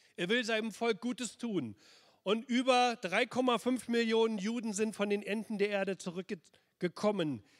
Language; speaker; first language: German; native; German